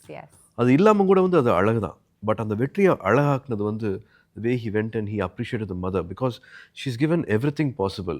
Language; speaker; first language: Tamil; native; Tamil